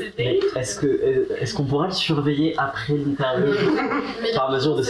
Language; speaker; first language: French; native; French